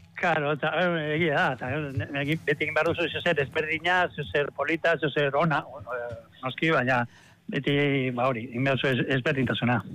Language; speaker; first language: Basque; native; Basque